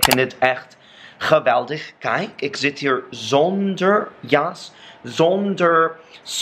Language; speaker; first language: Dutch; non-native, learner; English